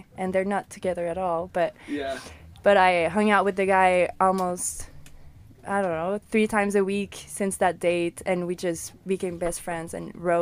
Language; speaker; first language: English; non-native, fluent; French